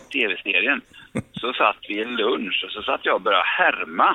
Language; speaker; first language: Swedish; native; Swedish